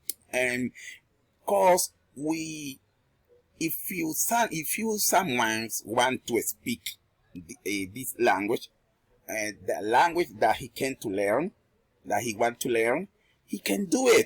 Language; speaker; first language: English; non-native, learner; Spanish